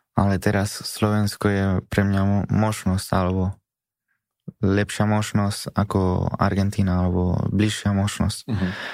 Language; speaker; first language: Slovak; non-native, fluent; Spanish